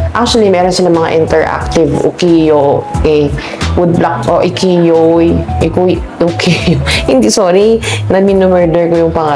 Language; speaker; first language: Filipino; native; Filipino